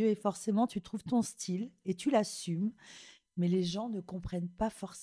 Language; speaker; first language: French; native; French